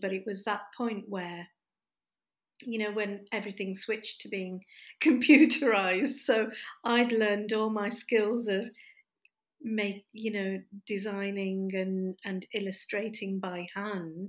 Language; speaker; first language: English; native; English